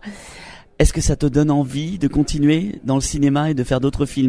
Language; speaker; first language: French; native; French